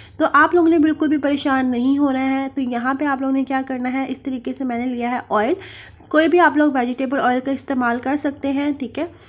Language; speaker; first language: Urdu; native; Urdu